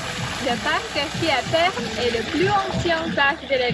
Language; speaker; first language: French; non-native, learner; Russian